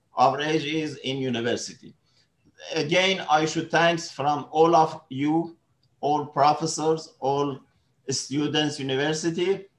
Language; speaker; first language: English; non-native, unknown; Persian